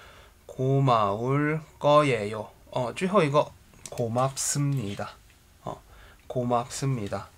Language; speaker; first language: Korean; non-native, fluent; Chinese